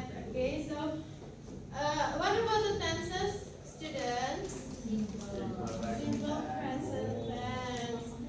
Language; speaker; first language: English; non-native, fluent; Indonesian